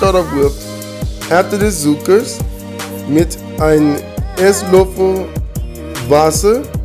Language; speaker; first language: German; non-native, learner; English